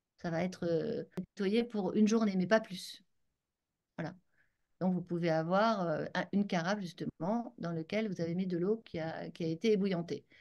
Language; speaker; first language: French; native; French